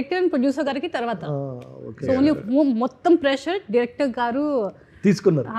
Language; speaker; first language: Telugu; non-native, learner; Hindi